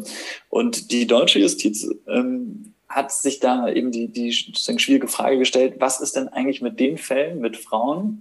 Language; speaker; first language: German; native; German